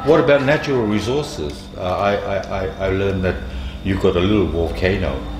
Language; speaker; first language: English; non-native, fluent; Thai